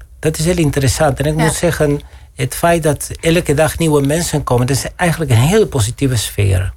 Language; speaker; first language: Dutch; non-native, fluent; Spanish